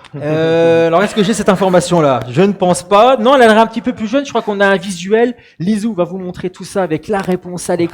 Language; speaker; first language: French; native; French